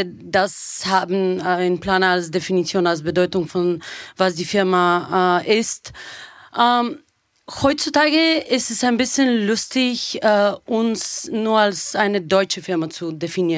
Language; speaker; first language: German; non-native, fluent; Bulgarian